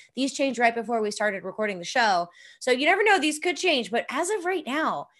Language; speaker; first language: English; native; English